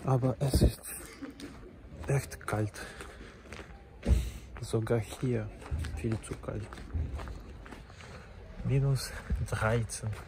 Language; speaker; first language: German; non-native, learner; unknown